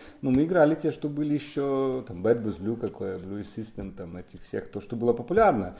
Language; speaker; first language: Russian; non-native, local second language; Polish